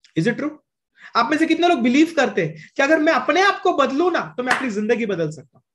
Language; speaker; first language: Hindi; non-native, local second language; Marathi